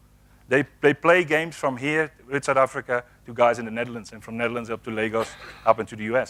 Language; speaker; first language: English; non-native, fluent; Dutch